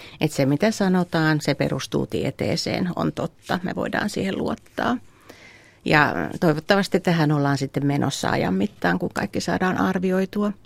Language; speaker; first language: Finnish; native; Finnish